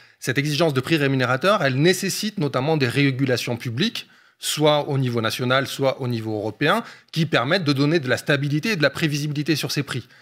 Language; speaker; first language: French; native; French